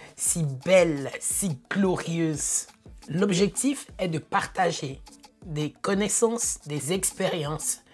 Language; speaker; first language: French; native; French